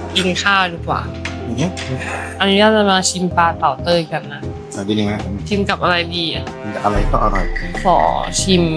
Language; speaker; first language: Thai; native; Thai